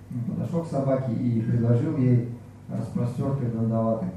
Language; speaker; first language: Russian; native; Russian